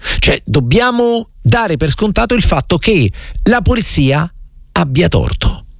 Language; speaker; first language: Italian; native; Italian